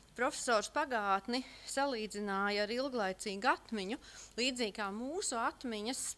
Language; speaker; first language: Latvian; native; Latvian